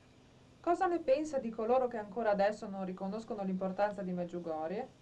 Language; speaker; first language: Italian; native; Italian